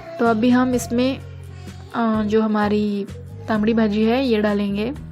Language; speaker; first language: Hindi; non-native, local second language; Konkani